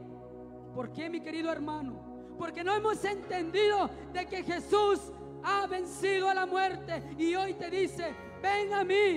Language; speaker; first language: Spanish; native; Spanish